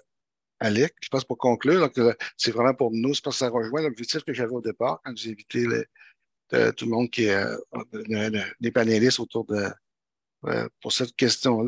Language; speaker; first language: French; native; French